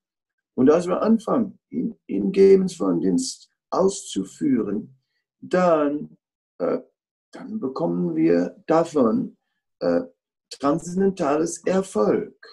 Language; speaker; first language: German; non-native, fluent; Dutch